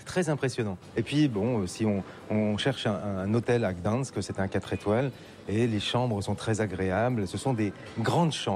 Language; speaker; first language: French; native; French